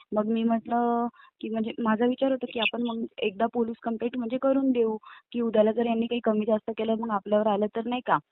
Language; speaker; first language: Marathi; native; Marathi